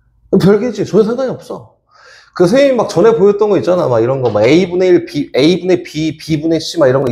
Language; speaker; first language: Korean; native; Korean